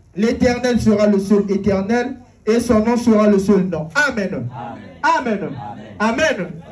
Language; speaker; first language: French; non-native, local second language; Lingala